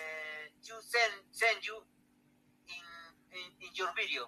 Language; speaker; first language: English; non-native, learner; Spanish